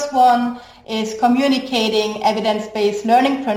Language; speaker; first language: English; non-native, fluent; German